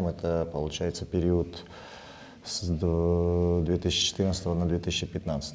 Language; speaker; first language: Russian; native; Russian